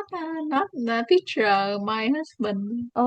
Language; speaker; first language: English; non-native, learner; Vietnamese